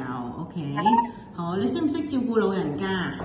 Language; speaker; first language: Chinese; native; Chinese